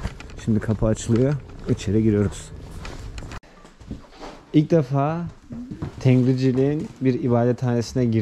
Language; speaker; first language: Turkish; native; Turkish